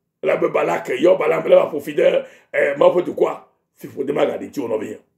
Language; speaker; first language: French; non-native, local second language; Ewe